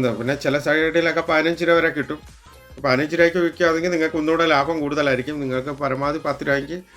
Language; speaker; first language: Malayalam; native; Malayalam